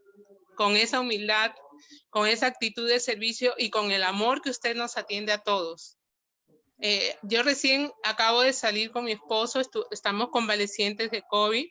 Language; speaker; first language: Spanish; native; Spanish